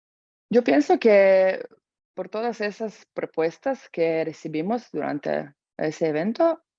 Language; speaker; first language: Spanish; non-native, fluent; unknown